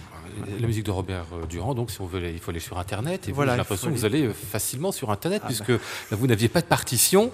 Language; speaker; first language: French; native; French